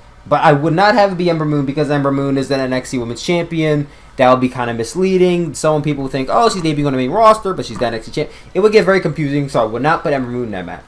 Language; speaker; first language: English; native; English